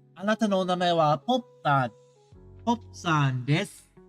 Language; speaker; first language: Japanese; non-native, learner; English